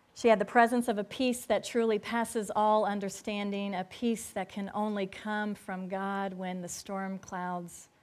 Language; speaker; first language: English; native; English